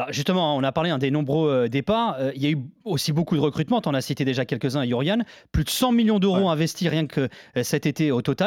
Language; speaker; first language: French; native; French